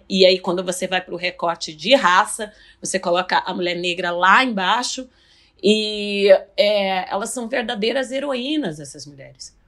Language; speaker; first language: Portuguese; native; Portuguese